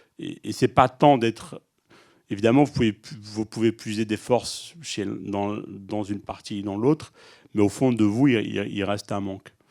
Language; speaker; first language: French; early bilingual, other home language; Arabic